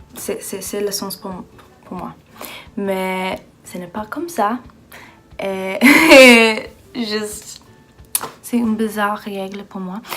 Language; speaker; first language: French; non-native, learner; English